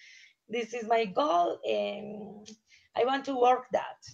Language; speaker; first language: English; non-native, learner; Spanish